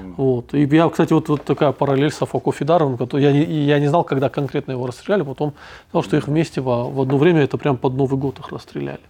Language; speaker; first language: Russian; non-native, local second language; Ossetic